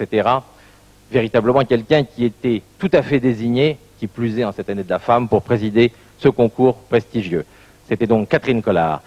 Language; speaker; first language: French; native; French